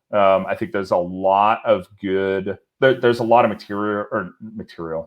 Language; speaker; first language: English; native; English